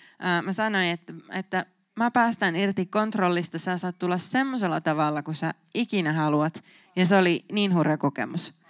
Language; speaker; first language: Finnish; native; Finnish